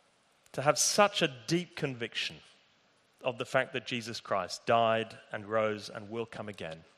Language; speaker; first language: English; native; English